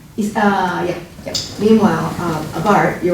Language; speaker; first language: English; native; English